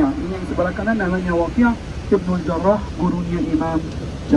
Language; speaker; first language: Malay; non-native, fluent; Arabic